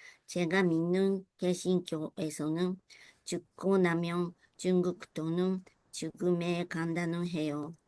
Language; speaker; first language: Korean; non-native, learner; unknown